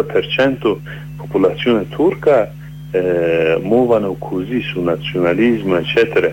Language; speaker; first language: Italian; non-native, learner; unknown